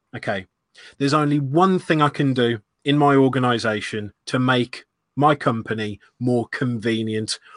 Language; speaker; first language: English; native; English